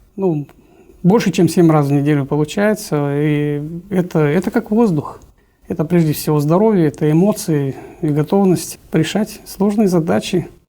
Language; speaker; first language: Russian; non-native, local second language; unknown